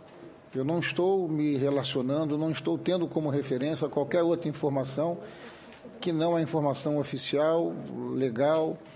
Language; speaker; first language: Portuguese; native; Portuguese